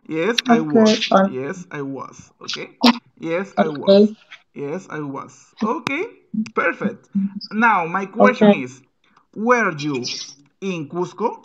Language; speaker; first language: English; non-native, fluent; Spanish